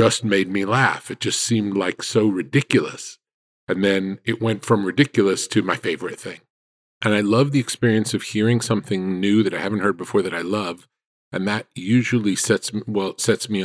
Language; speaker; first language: English; native; English